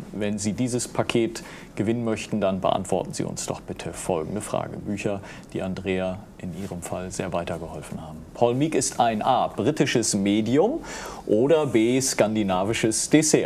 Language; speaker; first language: German; native; German